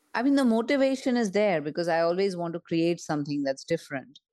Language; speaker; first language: English; non-native, local second language; Marathi